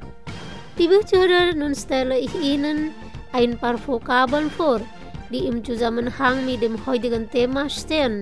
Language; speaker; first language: German; non-native, fluent; Indonesian